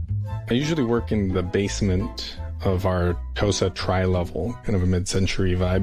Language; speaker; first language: English; native; English